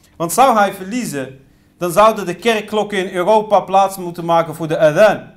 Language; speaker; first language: Dutch; early bilingual, other home language; Riffian